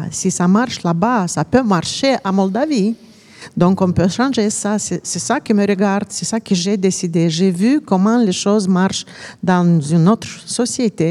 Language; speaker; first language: French; non-native, fluent; Romanian